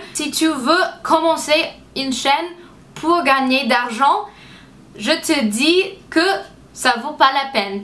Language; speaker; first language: French; non-native, fluent; English